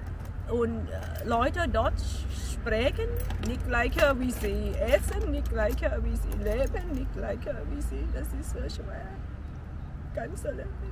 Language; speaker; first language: German; non-native, learner; Thai